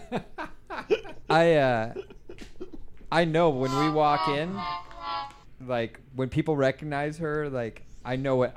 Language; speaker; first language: English; native; English